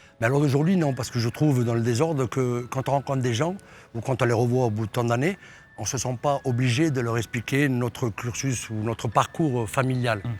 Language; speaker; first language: French; native; French